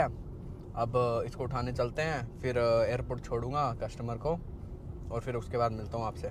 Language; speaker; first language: Hindi; native; Hindi